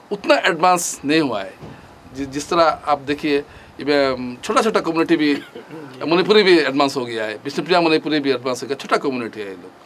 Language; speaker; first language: Hindi; non-native, local second language; Bangla